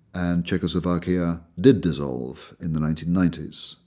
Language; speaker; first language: English; native; English